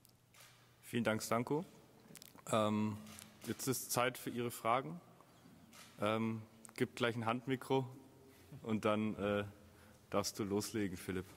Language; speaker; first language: German; native; German